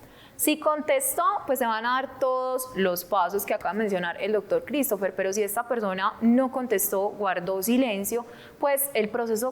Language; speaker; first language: Spanish; native; Spanish